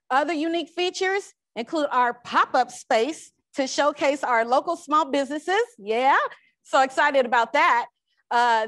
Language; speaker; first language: English; native; English